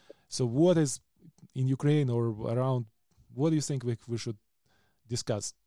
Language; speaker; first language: English; non-native, fluent; Ukrainian